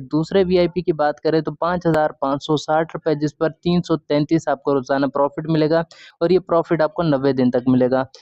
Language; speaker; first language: Urdu; non-native, local second language; Punjabi